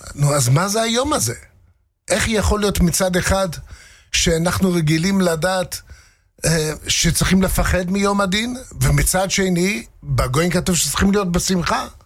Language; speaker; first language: Hebrew; non-native, fluent; English